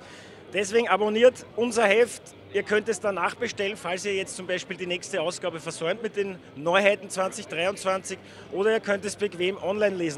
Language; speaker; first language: German; native; German